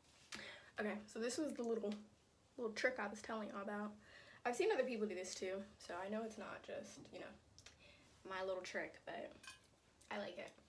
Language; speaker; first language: English; native; English